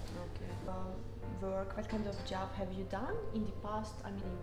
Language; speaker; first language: English; non-native, fluent; Japanese